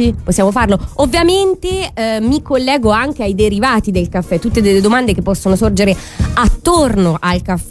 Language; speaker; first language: Italian; native; Italian